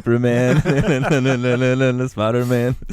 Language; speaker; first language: English; native; English